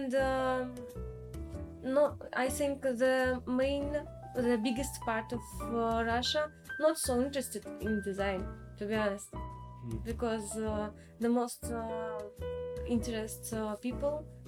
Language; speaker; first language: English; non-native, learner; Russian